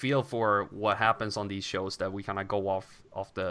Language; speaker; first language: English; non-native, fluent; Swedish